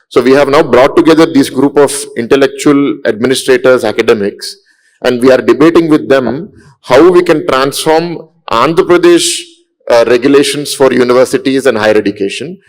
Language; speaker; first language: English; non-native, local second language; Telugu